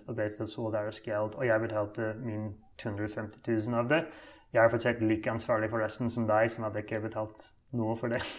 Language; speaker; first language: Norwegian; non-native, fluent; English